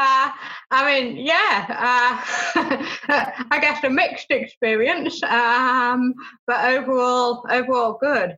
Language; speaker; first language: English; native; English